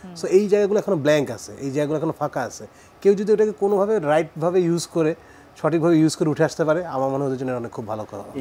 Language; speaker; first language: Bangla; native; Bangla